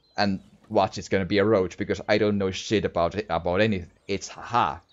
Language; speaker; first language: English; non-native, fluent; Finnish